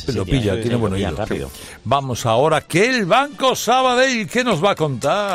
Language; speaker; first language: Spanish; native; Spanish